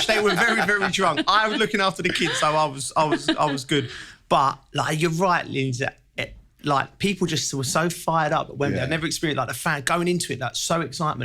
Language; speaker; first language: English; native; English